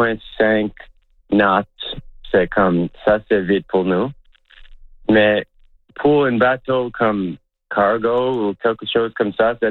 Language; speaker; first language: French; non-native, local second language; English